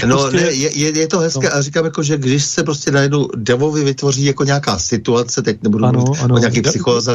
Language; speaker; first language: Czech; native; Czech